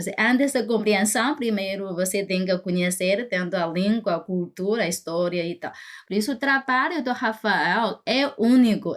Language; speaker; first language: Portuguese; non-native, fluent; Chinese